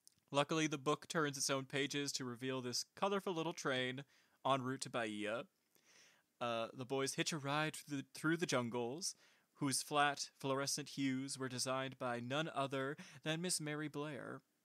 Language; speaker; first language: English; native; English